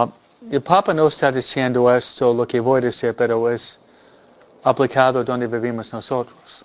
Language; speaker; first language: Spanish; non-native, fluent; English